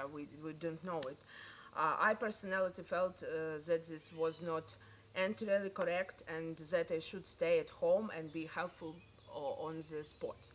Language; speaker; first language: English; non-native, learner; Ukrainian